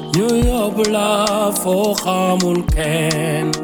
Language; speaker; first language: French; non-native, local second language; Wolof